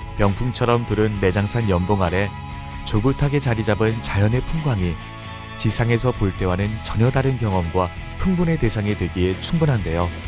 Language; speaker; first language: Korean; native; Korean